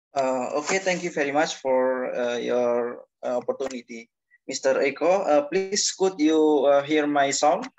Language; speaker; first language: English; non-native, learner; Indonesian